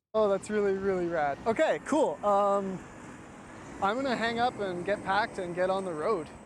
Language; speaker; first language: English; native; English